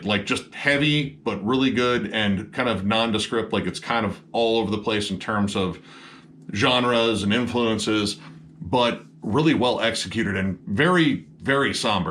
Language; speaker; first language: English; native; English